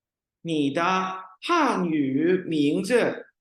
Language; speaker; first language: Chinese; non-native, fluent; Urdu